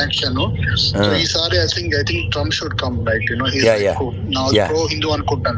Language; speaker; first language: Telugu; native; Telugu